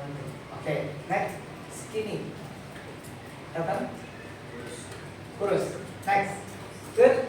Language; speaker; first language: English; non-native, fluent; Indonesian